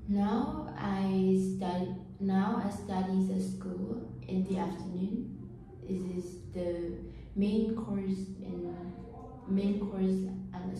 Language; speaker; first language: English; non-native, learner; Vietnamese